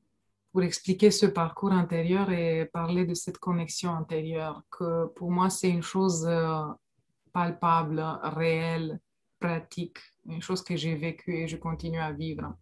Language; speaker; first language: French; non-native, fluent; Romanian